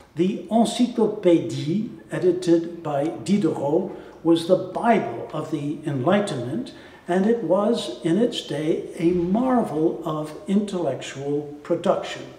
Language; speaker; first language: English; native; English